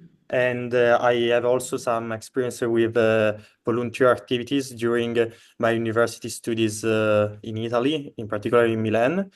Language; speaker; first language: English; non-native, fluent; Italian